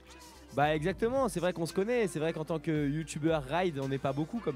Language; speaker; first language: French; native; French